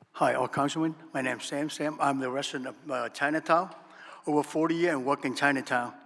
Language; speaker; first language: English; non-native, learner; Vietnamese